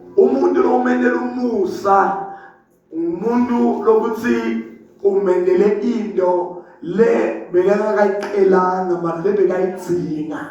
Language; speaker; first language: Zulu; non-native, local second language; Swati